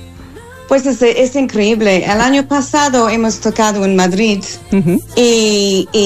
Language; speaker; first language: Spanish; non-native, fluent; English